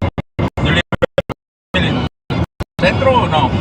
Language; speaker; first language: English; non-native, learner; Spanish